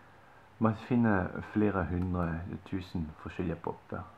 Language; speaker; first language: Norwegian; non-native, fluent; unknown